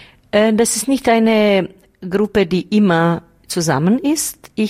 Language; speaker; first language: German; non-native, learner; Bosnian